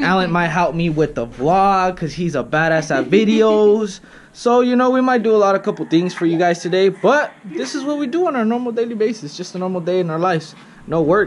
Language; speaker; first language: English; early bilingual, other home language; Spanish